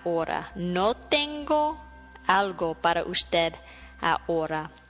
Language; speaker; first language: Spanish; non-native, fluent; English